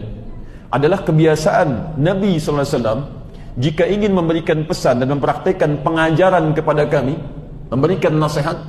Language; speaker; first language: Indonesian; native; Indonesian